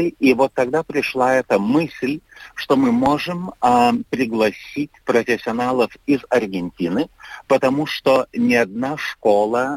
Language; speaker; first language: Russian; non-native, fluent; Lithuanian